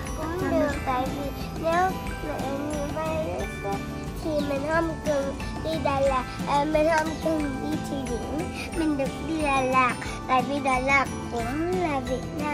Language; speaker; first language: Vietnamese; early bilingual, heritage; Vietnamese